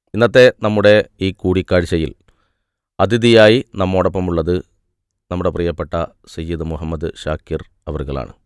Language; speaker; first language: Malayalam; native; Malayalam